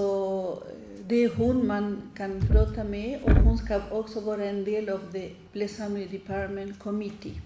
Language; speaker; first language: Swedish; non-native, fluent; Spanish